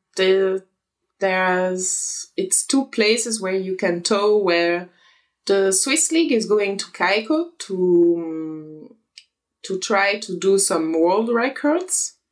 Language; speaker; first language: English; non-native, fluent; French